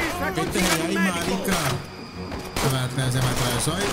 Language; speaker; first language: Spanish; native; Spanish